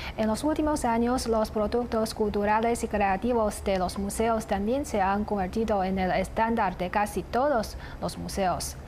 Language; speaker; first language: Spanish; non-native, fluent; Chinese